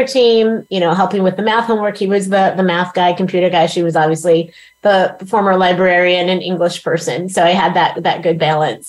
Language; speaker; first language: English; native; English